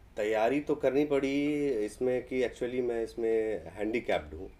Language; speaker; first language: Hindi; native; Hindi